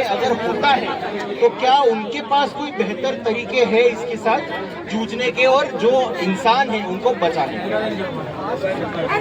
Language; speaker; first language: Hindi; native; Hindi